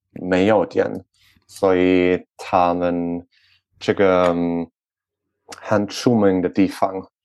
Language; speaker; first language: Chinese; non-native, learner; French